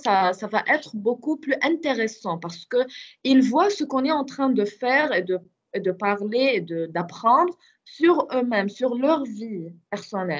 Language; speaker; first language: French; non-native, fluent; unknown